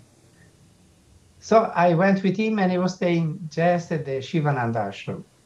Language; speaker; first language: English; non-native, fluent; Italian